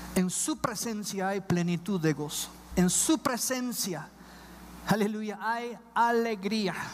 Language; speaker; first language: Spanish; non-native, fluent; English